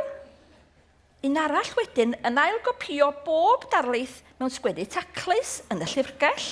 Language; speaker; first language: Welsh; native; Welsh